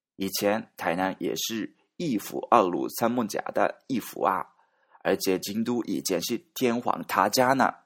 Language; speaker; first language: Chinese; non-native, learner; Japanese